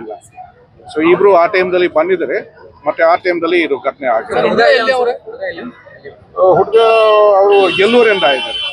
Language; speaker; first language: Kannada; non-native, local second language; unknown